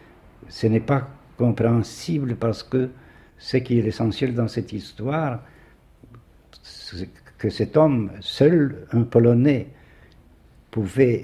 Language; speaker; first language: French; non-native, fluent; Polish